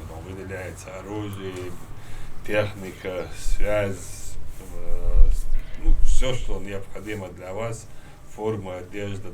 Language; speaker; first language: Russian; non-native, local second language; Chechen